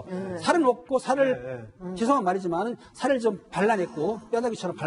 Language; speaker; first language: Korean; native; Korean